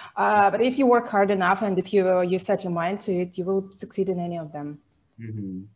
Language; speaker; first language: English; non-native, fluent; Russian